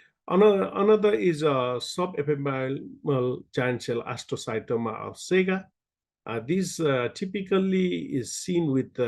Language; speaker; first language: English; non-native, local second language; Nepali